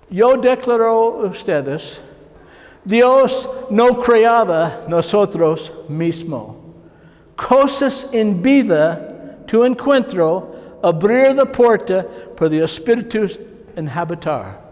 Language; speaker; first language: Spanish; non-native, learner; English